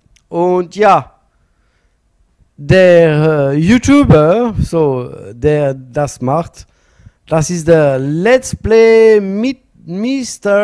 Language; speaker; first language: German; non-native, learner; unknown